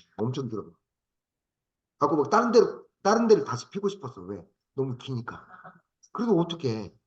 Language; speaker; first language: Korean; native; Korean